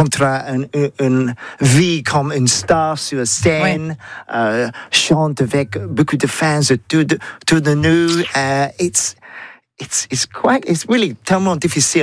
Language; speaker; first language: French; non-native, learner; English